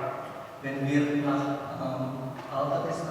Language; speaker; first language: German; non-native, learner; Indonesian